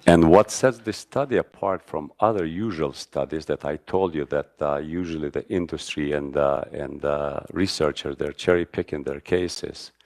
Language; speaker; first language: English; non-native, fluent; Albanian